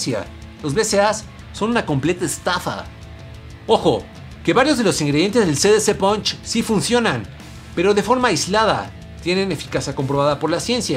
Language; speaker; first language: Spanish; native; Spanish